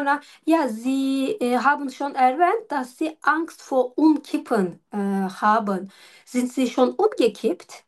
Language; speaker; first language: German; non-native, learner; Turkish